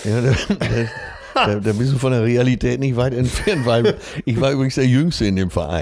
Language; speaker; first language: German; native; German